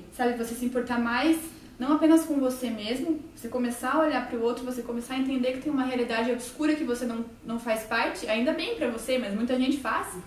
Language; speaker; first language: Portuguese; native; Portuguese